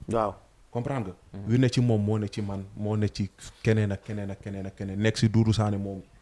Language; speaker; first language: Wolof; non-native, local second language; Serer